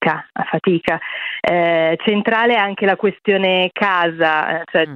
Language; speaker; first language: Italian; native; Italian